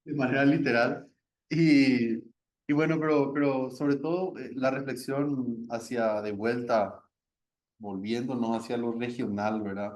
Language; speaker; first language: Spanish; native; Spanish